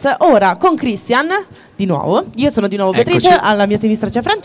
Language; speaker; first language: Italian; native; Italian